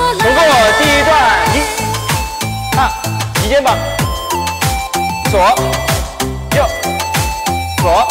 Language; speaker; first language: Chinese; native; Chinese